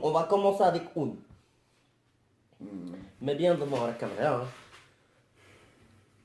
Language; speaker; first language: French; native; French